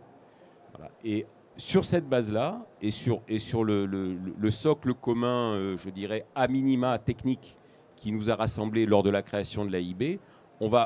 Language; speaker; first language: French; native; French